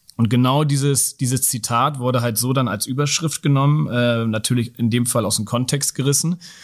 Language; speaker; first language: German; native; German